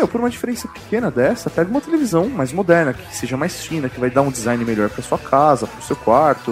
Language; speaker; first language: Portuguese; native; Portuguese